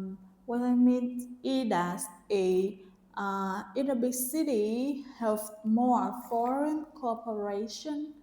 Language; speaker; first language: English; non-native, learner; Vietnamese